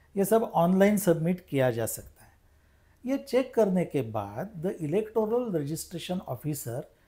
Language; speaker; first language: Hindi; non-native, local second language; Marathi